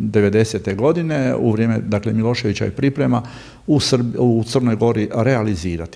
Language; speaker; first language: Croatian; native; Croatian